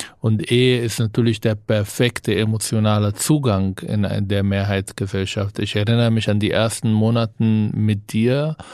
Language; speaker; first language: German; non-native, fluent; Arabic